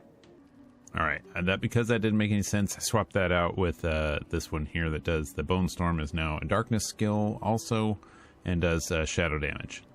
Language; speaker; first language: English; native; English